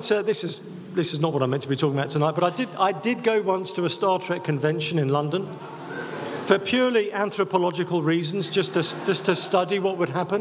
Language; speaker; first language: English; native; English